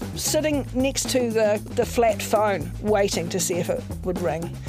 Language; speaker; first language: English; native; English